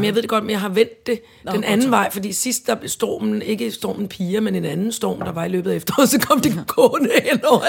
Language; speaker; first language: Danish; native; Danish